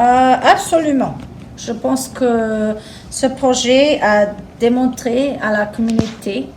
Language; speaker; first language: French; non-native, fluent; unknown